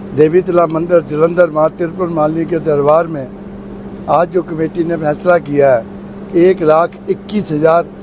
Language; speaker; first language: Hindi; non-native, local second language; Punjabi